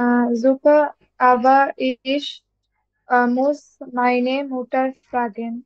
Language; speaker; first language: German; non-native, learner; Bangla